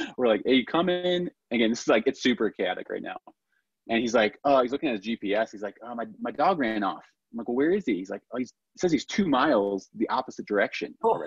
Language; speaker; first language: English; native; English